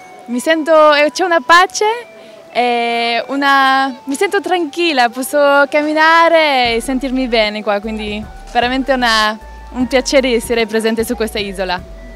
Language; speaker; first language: Italian; non-native, fluent; Swedish